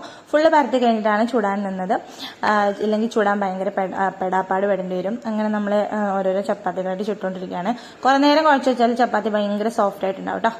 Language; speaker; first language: Malayalam; native; Malayalam